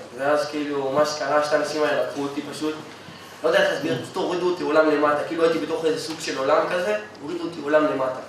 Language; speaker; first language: Hebrew; native; Hebrew